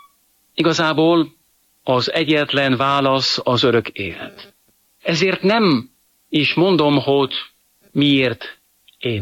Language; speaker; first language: Hungarian; non-native, fluent; French